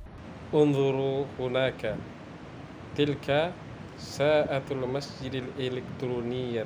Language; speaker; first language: Arabic; non-native, learner; Indonesian